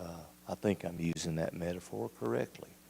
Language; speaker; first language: English; native; English